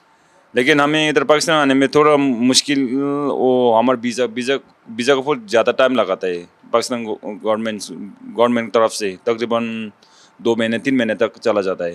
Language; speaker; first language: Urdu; non-native, learner; Sherpa